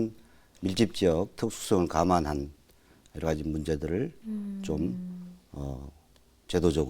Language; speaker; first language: Korean; native; Korean